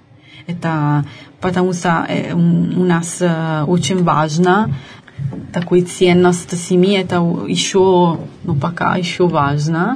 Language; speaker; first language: Russian; non-native, fluent; Italian